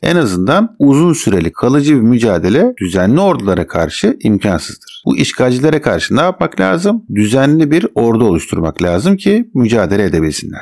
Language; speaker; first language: Turkish; native; Turkish